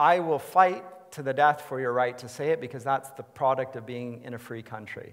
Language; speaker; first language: English; native; English